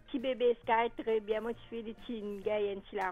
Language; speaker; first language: French; non-native, local second language; Morisyen